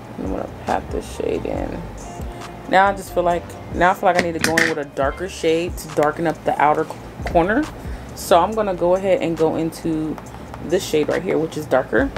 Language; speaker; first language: English; native; English